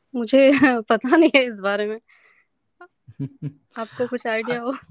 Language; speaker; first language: Hindi; non-native, local second language; Marathi